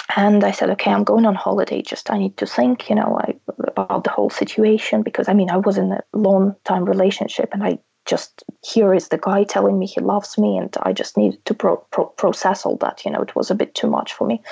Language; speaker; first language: English; non-native, fluent; Russian